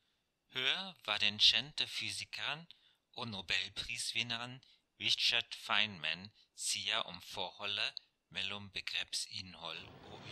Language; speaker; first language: Norwegian; non-native, fluent; German